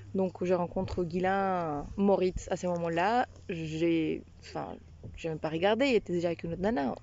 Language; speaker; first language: French; non-native, fluent; Spanish